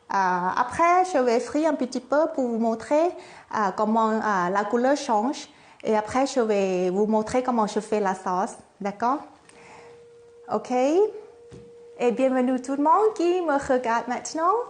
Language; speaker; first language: French; non-native, fluent; Thai